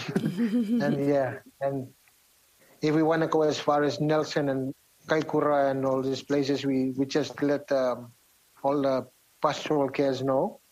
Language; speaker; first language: English; non-native, fluent; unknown